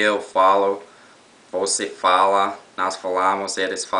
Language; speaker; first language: Portuguese; non-native, fluent; English